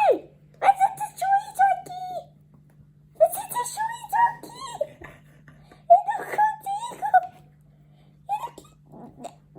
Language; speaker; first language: Portuguese; early bilingual, heritage; Portuguese